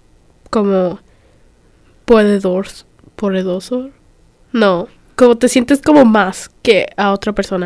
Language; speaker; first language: Spanish; early bilingual, other home language; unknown